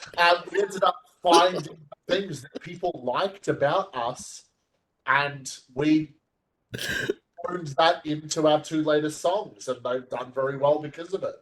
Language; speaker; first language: English; native; English